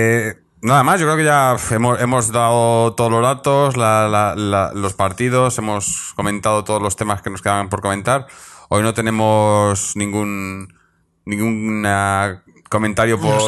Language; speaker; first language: Spanish; native; Spanish